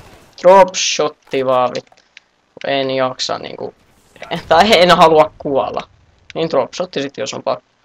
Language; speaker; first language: Finnish; native; Finnish